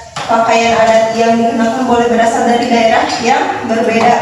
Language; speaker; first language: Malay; non-native, local second language; Sundanese